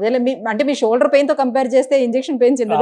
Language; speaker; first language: Telugu; native; Telugu